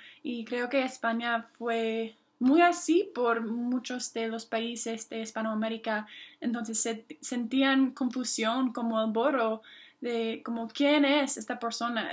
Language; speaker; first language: Spanish; non-native, fluent; English